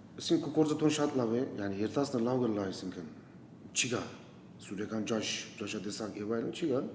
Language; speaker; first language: Armenian; native; Armenian